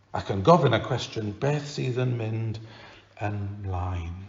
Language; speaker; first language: Welsh; non-native, fluent; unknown